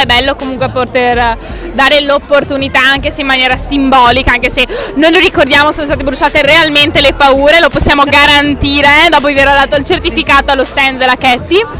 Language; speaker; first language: Italian; native; Italian